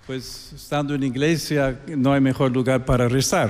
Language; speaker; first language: Spanish; non-native, fluent; English